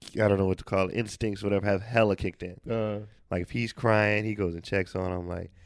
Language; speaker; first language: English; native; English